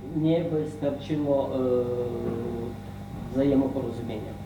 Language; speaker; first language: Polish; non-native, learner; Ukrainian